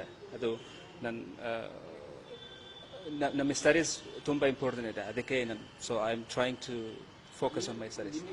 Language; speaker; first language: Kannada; non-native, learner; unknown